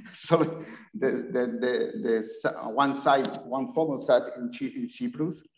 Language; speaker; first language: English; non-native, learner; Spanish